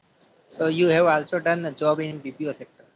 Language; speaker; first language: English; non-native, learner; Hindi